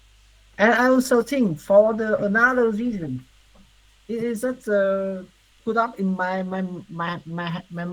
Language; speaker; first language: English; non-native, learner; Vietnamese